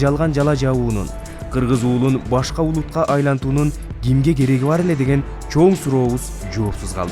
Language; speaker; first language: Kyrgyz; native; Kyrgyz